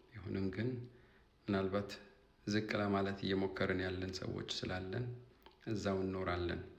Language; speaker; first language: Amharic; native; Amharic